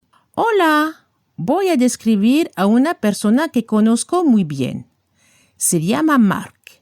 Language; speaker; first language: Spanish; non-native, fluent; French